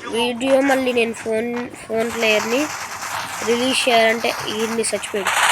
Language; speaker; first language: Telugu; non-native, local second language; Urdu